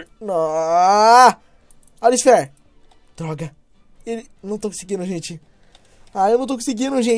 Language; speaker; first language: Portuguese; native; Portuguese